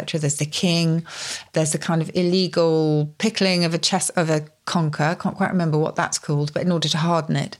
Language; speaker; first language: English; native; English